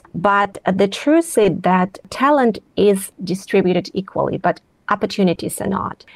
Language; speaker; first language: English; non-native, fluent; Russian